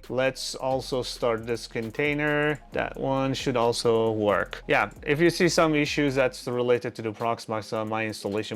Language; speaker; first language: English; non-native, fluent; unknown